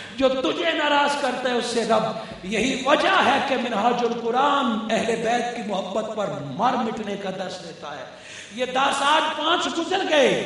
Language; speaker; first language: Urdu; non-native, local second language; Punjabi